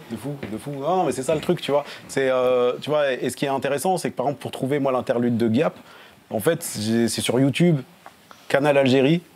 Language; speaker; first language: French; native; French